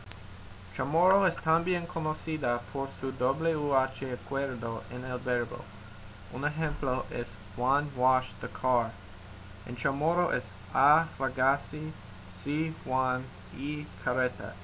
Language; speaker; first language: Spanish; non-native, learner; English